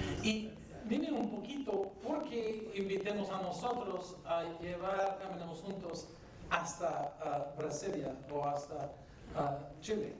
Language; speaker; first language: Spanish; non-native, fluent; English